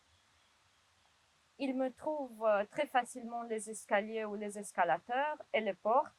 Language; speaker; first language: French; non-native, fluent; Romanian